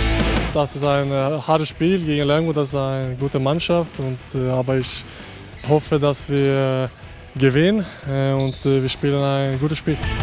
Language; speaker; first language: German; non-native, learner; Swedish